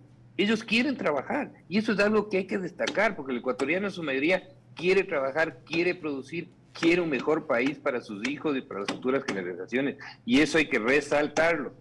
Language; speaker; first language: Spanish; native; Spanish